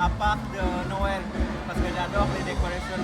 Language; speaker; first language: French; non-native, fluent; Thai